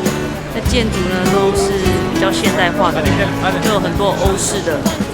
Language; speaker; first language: Chinese; native; Chinese